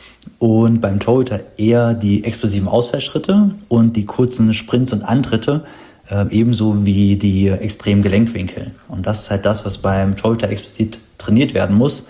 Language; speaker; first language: German; native; German